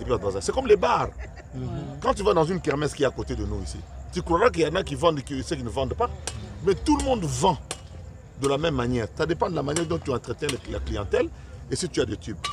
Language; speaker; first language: French; non-native, local second language; Lingala